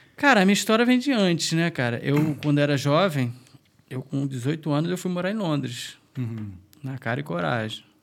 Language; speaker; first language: Portuguese; native; Portuguese